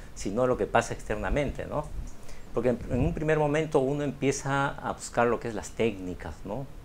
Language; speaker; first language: Spanish; native; Spanish